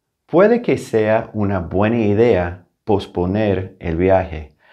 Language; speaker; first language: Spanish; non-native, fluent; English